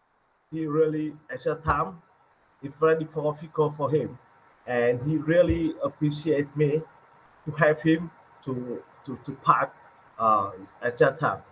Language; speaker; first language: English; non-native, learner; Vietnamese